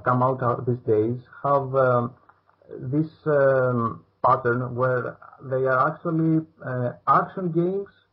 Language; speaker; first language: English; non-native, fluent; Greek